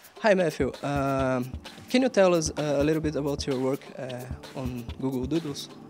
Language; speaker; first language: English; non-native, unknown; Portuguese